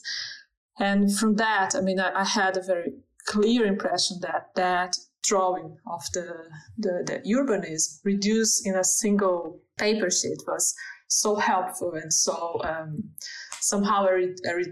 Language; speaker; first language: English; non-native, fluent; Portuguese